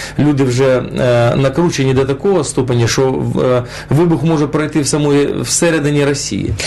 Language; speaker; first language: Ukrainian; non-native, local second language; Russian